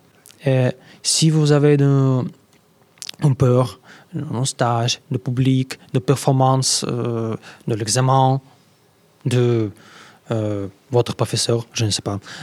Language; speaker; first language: French; non-native, learner; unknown